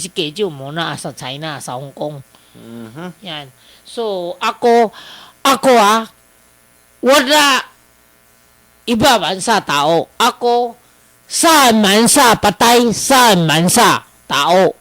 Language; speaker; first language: Filipino; non-native, learner; Chinese